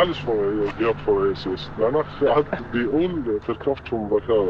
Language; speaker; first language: German; non-native, learner; Arabic